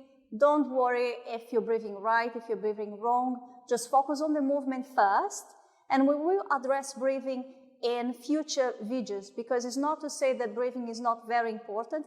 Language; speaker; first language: English; non-native, fluent; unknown